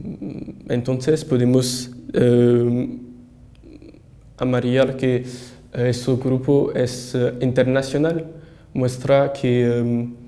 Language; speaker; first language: Spanish; non-native, learner; French